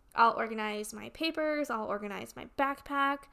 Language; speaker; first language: English; native; English